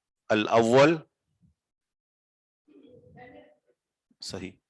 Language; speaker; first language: Arabic; non-native, fluent; Urdu